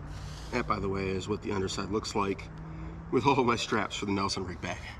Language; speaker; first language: English; native; English